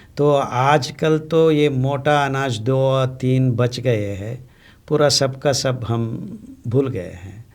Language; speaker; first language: Hindi; non-native, local second language; Telugu